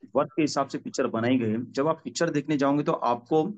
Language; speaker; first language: Hindi; non-native, local second language; Marathi